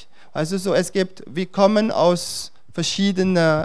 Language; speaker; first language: German; non-native, fluent; Dutch